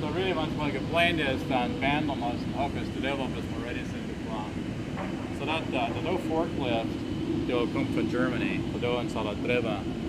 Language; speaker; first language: English; early bilingual, other home language; Pennsylvania German